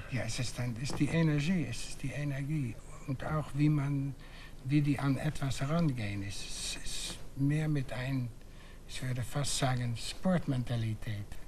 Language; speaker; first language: German; non-native, fluent; Dutch